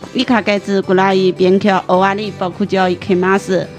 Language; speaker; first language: Japanese; non-native, fluent; Chinese